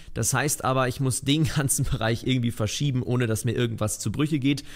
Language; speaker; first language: German; native; German